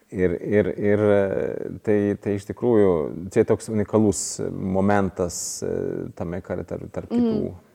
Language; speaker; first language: Lithuanian; non-native, fluent; Swedish